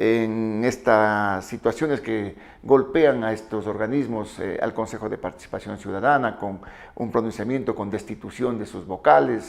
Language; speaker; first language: Spanish; native; Spanish